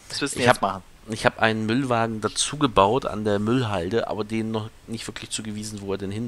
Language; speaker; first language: German; native; German